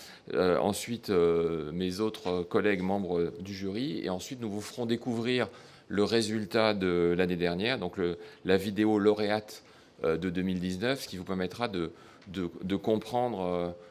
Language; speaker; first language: French; native; French